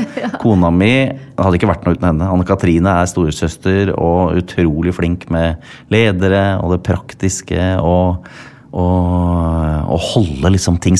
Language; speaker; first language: Norwegian; native; Norwegian